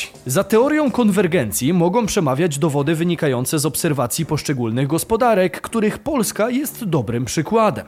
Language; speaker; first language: Polish; native; Polish